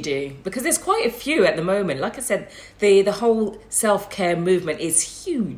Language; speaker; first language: English; native; English